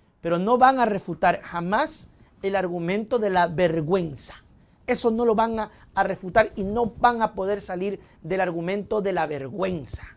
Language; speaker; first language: Spanish; native; Spanish